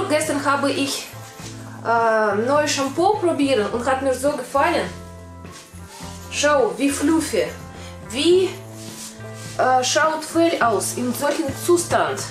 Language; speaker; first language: German; non-native, learner; Russian